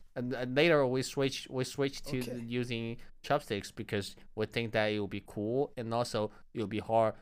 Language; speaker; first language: English; non-native, fluent; Chinese